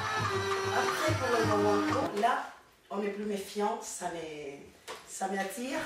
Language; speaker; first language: French; non-native, fluent; Spanish